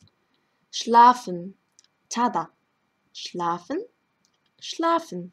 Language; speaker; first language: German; non-native, fluent; Korean